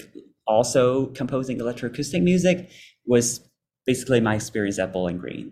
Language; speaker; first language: English; non-native, local second language; Cantonese